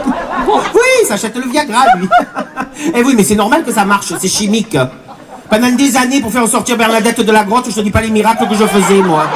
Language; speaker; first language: French; native; French